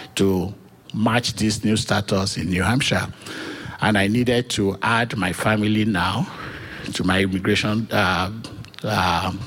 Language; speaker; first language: English; non-native, local second language; Yoruba